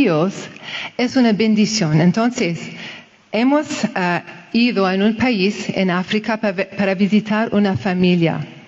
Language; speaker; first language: Spanish; non-native, fluent; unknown